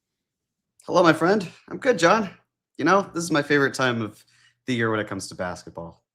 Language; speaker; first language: English; native; English